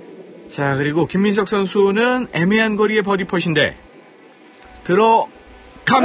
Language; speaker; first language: Korean; native; Korean